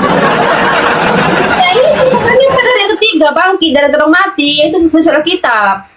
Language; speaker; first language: Indonesian; native; Indonesian